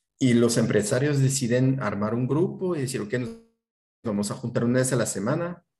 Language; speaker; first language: Spanish; non-native, fluent; French